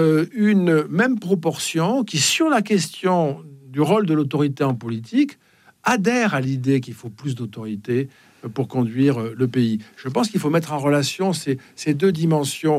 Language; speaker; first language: French; native; French